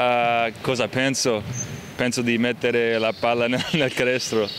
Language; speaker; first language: Italian; non-native, fluent; English